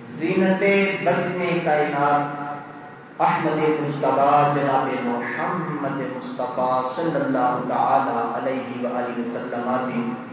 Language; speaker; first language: Urdu; non-native, local second language; Punjabi